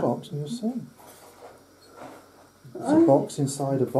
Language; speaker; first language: English; native; English